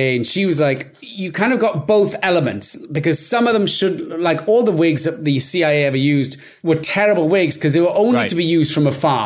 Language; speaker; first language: English; non-native, local second language; Welsh